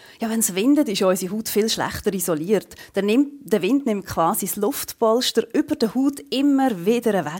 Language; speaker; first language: German; native; German